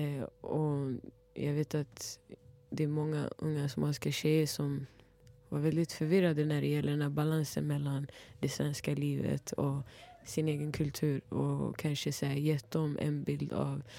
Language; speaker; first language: Swedish; early bilingual, other home language; Somali